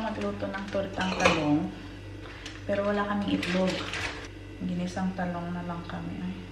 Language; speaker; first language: Filipino; non-native, local second language; Hiligaynon